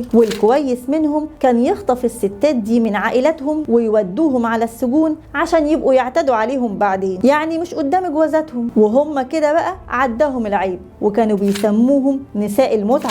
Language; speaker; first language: Arabic; native; Arabic